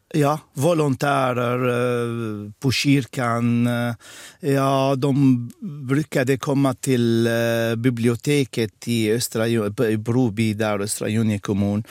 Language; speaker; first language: Swedish; non-native, fluent; Arabic